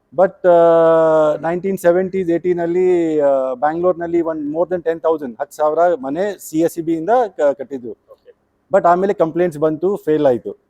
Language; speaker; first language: Kannada; non-native, local second language; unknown